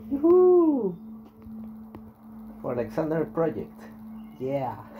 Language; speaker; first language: English; non-native, learner; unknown